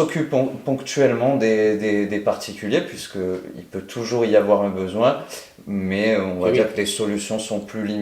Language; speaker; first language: French; native; French